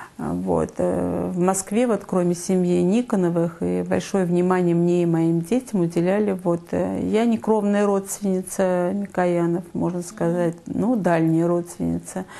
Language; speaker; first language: Russian; native; Russian